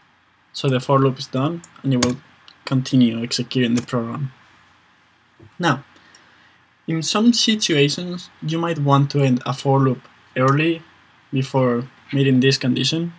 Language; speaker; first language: English; non-native, fluent; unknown